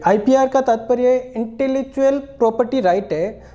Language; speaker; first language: Hindi; native; Hindi